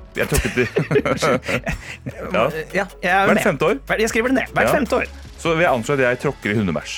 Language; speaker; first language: Norwegian; native; Norwegian